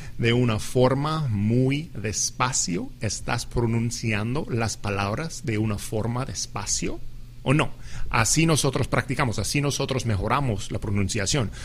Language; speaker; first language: Spanish; non-native, fluent; English